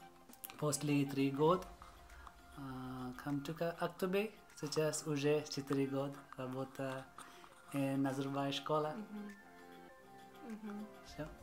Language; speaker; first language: Russian; non-native, learner; Malayalam